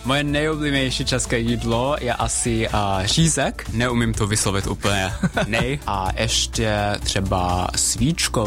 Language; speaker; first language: Czech; non-native, fluent; Spanish